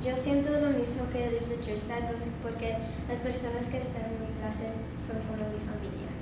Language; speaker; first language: Spanish; non-native, learner; English